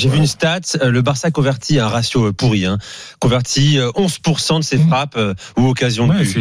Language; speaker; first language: French; native; French